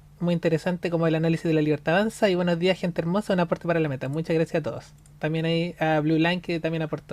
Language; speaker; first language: Spanish; native; Spanish